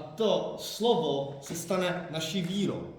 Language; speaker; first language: Czech; non-native, fluent; Korean